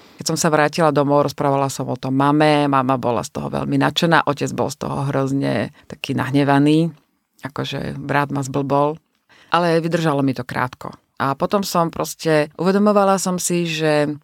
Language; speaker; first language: Slovak; native; Slovak